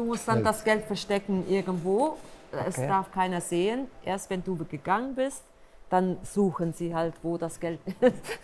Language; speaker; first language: German; early bilingual, other home language; Albanian